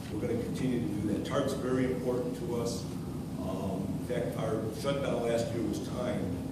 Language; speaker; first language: English; native; English